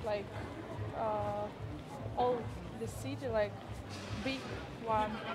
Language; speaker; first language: English; non-native, learner; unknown